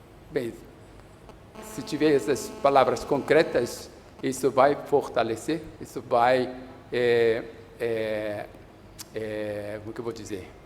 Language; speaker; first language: Portuguese; non-native, fluent; Japanese